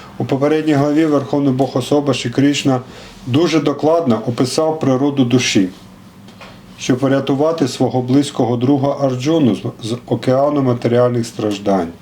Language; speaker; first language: Ukrainian; non-native, local second language; Russian